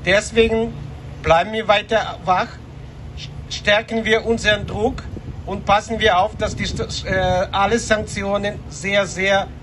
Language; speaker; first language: German; non-native, fluent; Ukrainian